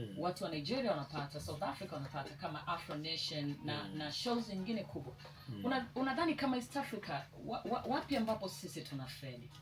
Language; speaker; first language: Swahili; native; Swahili